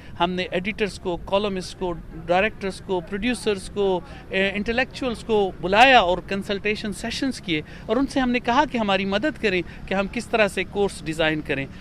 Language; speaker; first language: Urdu; non-native, local second language; Pashto